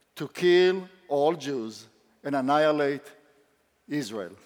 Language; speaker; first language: English; non-native, fluent; Hebrew